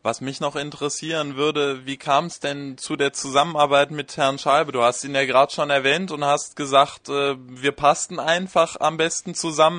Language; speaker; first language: German; native; German